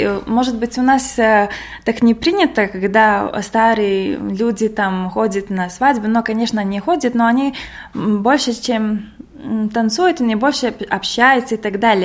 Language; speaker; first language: Russian; non-native, local second language; Latvian